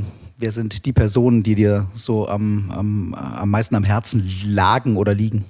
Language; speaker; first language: German; native; German